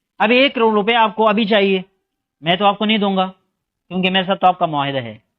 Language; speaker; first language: Urdu; non-native, local second language; Pashto